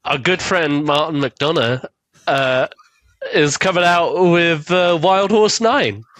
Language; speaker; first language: English; native; English